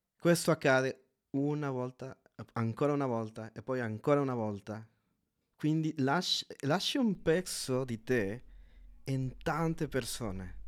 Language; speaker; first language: Italian; non-native, fluent; Spanish